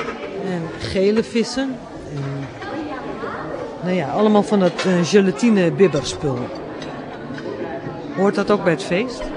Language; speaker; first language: Dutch; native; Dutch